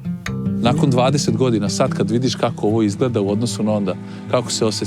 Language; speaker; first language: Croatian; native; Croatian